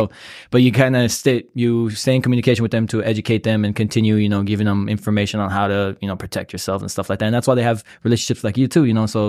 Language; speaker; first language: English; native; English